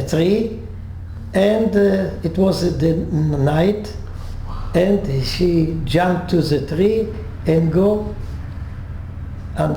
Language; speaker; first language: English; non-native, learner; French